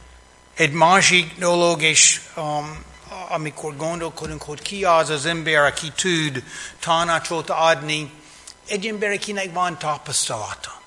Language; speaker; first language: Hungarian; non-native, fluent; English